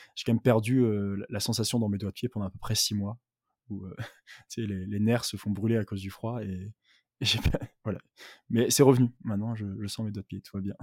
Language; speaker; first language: French; native; French